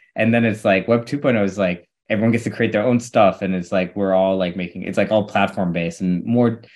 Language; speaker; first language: English; native; English